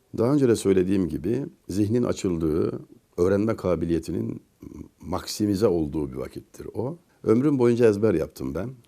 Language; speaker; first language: Turkish; native; Turkish